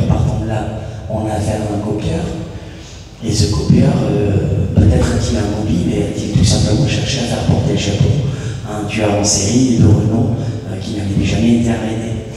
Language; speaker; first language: French; native; French